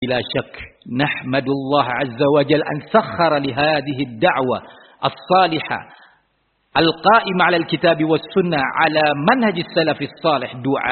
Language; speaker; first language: Arabic; non-native, fluent; Indonesian